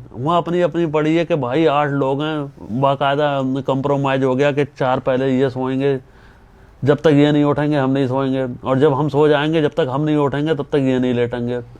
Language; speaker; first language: Hindi; native; Hindi